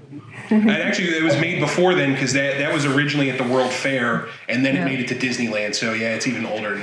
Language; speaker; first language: English; native; English